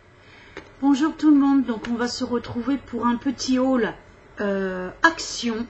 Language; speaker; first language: French; native; French